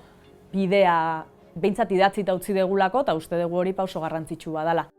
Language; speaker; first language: Basque; native; Basque